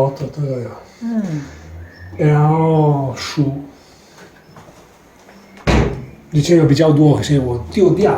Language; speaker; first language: Chinese; non-native, fluent; Italian